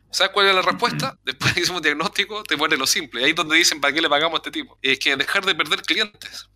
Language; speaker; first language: Spanish; native; Spanish